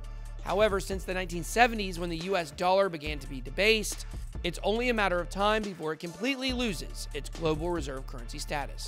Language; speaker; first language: English; native; English